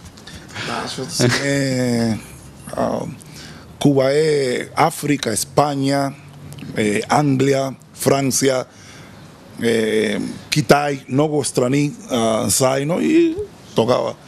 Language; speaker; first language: Bulgarian; non-native, learner; Spanish